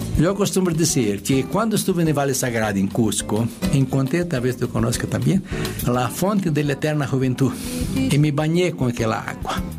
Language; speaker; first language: Spanish; non-native, fluent; Portuguese